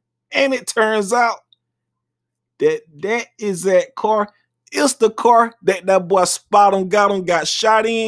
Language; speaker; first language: English; native; English